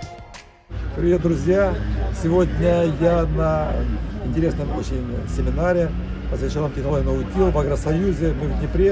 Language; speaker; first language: Russian; native; Russian